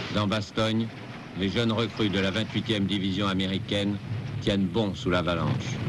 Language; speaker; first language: French; native; French